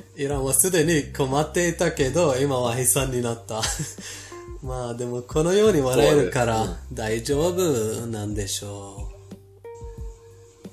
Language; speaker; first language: Japanese; non-native, fluent; Persian